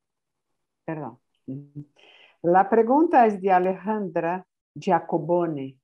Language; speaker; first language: Spanish; non-native, fluent; Portuguese